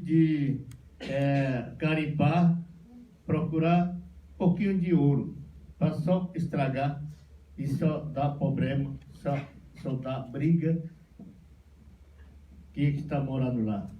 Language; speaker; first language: Portuguese; non-native, local second language; Yanomámi